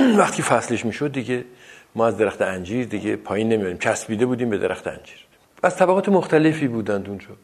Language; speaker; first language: Persian; non-native, local second language; Azerbaijani